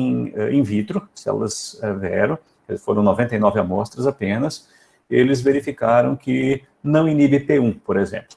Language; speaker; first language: Portuguese; native; Portuguese